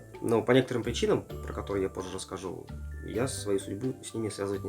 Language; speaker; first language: Russian; native; Russian